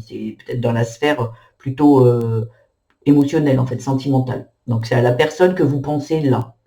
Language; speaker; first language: French; native; French